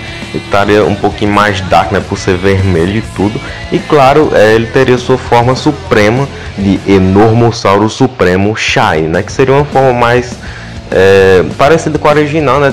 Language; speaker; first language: Portuguese; native; Portuguese